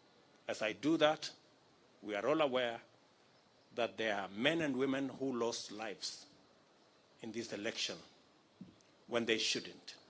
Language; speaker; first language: English; non-native, local second language; Kalenjin